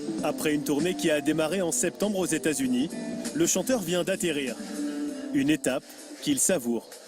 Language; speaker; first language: French; native; French